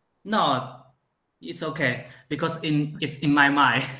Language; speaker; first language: English; non-native, learner; Chinese